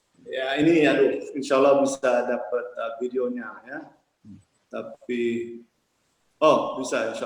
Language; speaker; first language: Indonesian; early bilingual, heritage; English